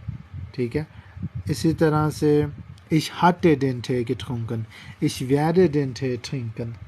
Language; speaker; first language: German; non-native, learner; Urdu